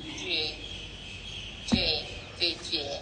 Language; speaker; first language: Chinese; non-native, learner; Thai